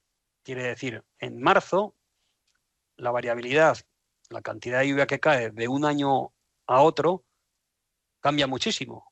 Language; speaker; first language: Spanish; native; Spanish